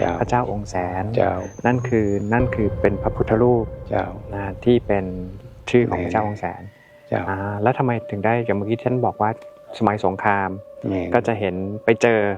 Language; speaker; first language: Thai; native; Thai